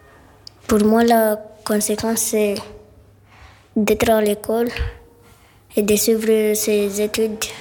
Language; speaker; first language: French; non-native, local second language; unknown